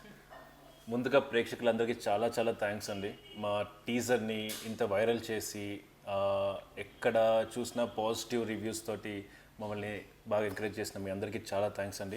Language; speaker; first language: Telugu; native; Telugu